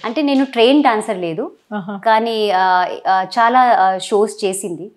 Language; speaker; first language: Telugu; non-native, local second language; Hindi